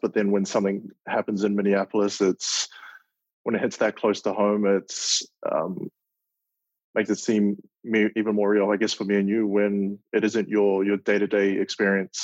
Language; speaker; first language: English; native; English